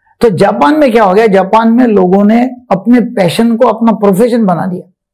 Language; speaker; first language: Hindi; non-native, local second language; Marathi